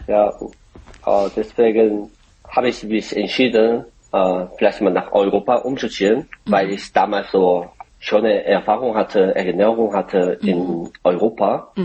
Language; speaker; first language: German; non-native, fluent; Korean